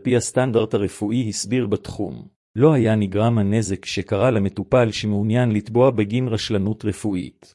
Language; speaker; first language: Hebrew; native; Hebrew